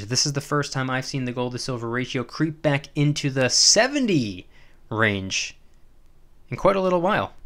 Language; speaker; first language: English; native; English